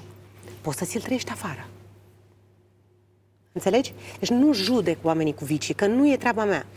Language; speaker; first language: Romanian; native; Romanian